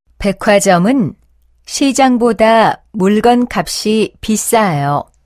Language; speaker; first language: Korean; native; Korean